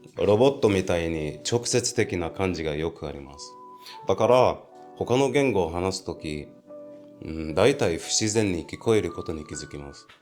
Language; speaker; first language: Japanese; non-native, fluent; English